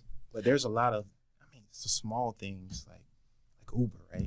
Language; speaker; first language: English; native; English